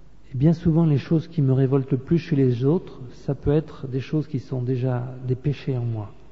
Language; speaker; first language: French; native; French